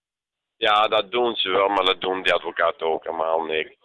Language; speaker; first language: Dutch; non-native, local second language; Bosnian